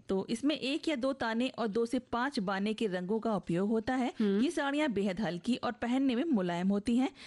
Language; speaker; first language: Hindi; native; Hindi